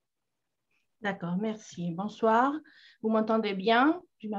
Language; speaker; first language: French; non-native, fluent; Spanish